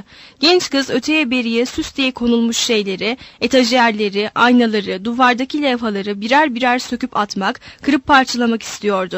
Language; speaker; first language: Turkish; native; Turkish